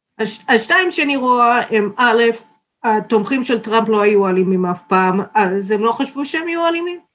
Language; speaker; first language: Hebrew; non-native, fluent; English